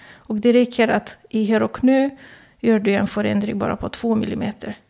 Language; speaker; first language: Swedish; non-native, fluent; Romanian